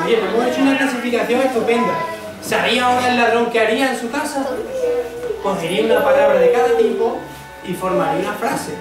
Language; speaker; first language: Spanish; native; Spanish